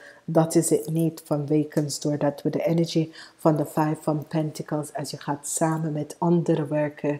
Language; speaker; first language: Dutch; non-native, fluent; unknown